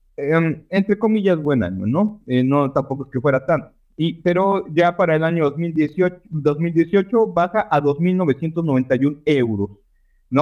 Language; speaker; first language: Spanish; native; Spanish